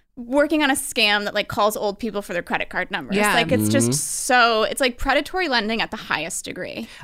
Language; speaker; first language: English; native; English